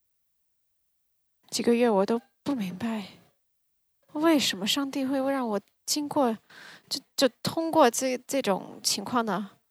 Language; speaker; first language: Chinese; early bilingual, heritage; Chinese